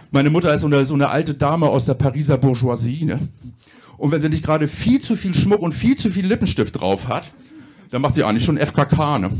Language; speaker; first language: German; native; German